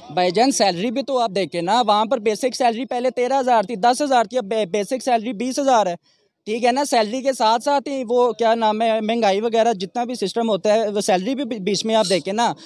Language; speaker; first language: Urdu; non-native, local second language; Punjabi